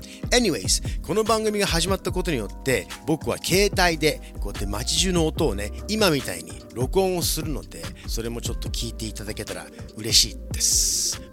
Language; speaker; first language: Japanese; early bilingual, heritage; Japanese